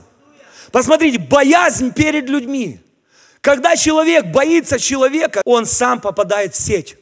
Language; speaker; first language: Russian; native; Russian